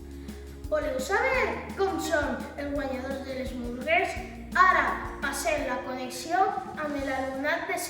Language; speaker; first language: Catalan; non-native, local second language; Spanish